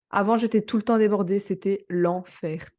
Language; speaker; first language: French; native; French